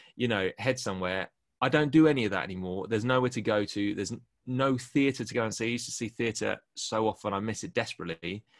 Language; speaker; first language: English; native; English